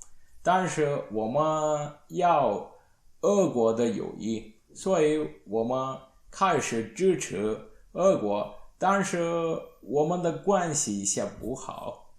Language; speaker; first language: Chinese; non-native, learner; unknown